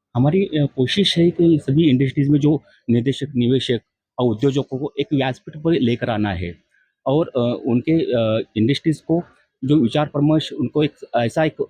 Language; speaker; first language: Hindi; non-native, local second language; Marathi